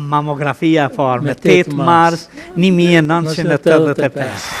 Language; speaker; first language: Albanian; native; Albanian